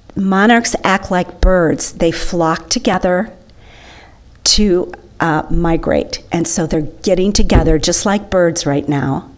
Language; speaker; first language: English; native; English